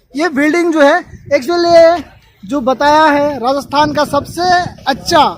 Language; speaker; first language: Hindi; non-native, local second language; Assamese